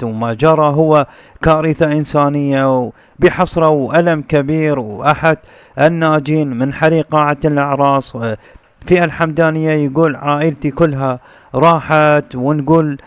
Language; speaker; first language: Arabic; native; Arabic